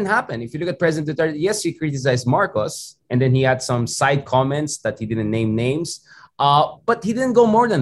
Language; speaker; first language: English; non-native, local second language; Filipino